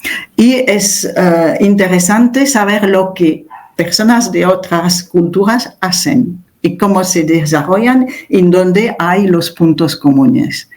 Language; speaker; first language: Spanish; non-native, fluent; French